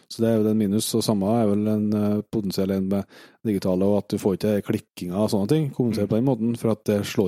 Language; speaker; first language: Norwegian; native; Norwegian